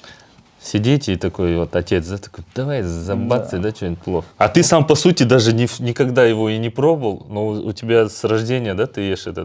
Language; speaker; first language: Russian; native; Russian